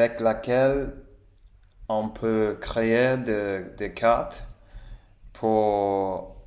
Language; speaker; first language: French; non-native, learner; English